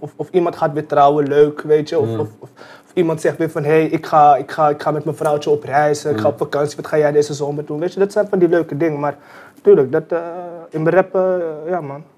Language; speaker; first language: Dutch; early bilingual, other home language; Arabic